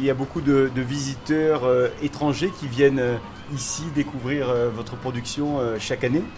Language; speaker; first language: French; native; French